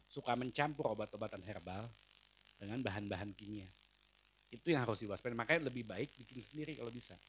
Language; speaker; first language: Indonesian; native; Indonesian